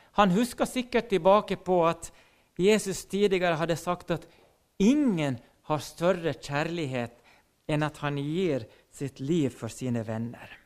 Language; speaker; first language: Norwegian; non-native, fluent; Finnish